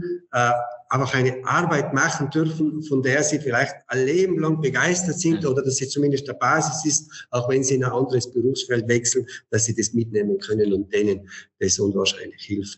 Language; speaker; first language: German; native; German